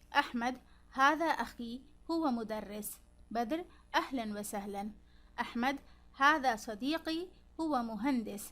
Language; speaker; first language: Arabic; non-native, fluent; Urdu